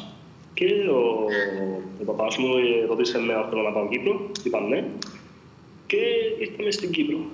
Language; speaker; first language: Greek; early bilingual, other home language; English